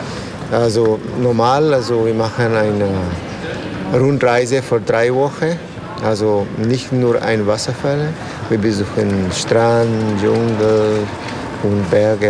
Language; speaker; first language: German; non-native, learner; Spanish